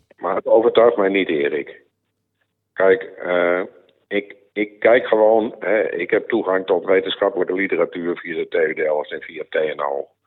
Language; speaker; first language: Dutch; native; Dutch